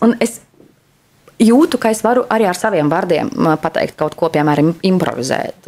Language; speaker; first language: Latvian; non-native, local second language; Russian